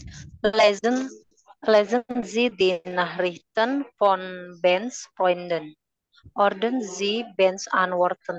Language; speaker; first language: German; non-native, learner; Indonesian